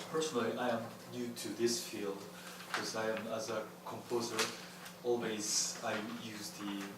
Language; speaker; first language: English; non-native, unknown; Japanese